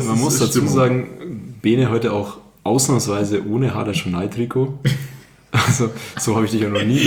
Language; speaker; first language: German; native; German